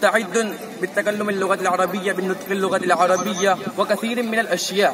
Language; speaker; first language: Arabic; non-native, learner; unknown